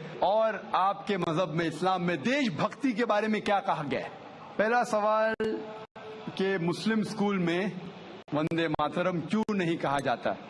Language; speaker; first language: Urdu; non-native, local second language; Konkani